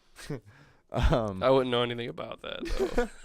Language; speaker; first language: English; native; English